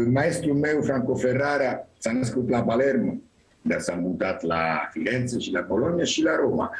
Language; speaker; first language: Romanian; non-native, fluent; Italian